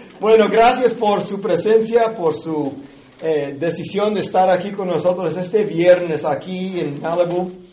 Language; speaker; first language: Spanish; early bilingual, heritage; English